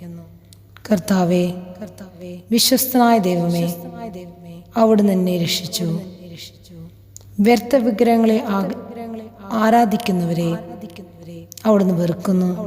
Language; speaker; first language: Malayalam; native; Malayalam